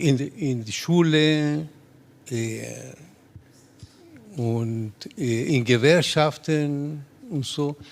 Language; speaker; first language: German; non-native, learner; Spanish